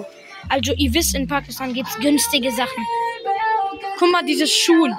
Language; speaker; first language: German; early bilingual, other home language; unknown